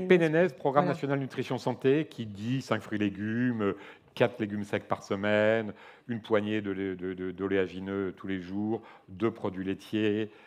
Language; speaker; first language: French; native; French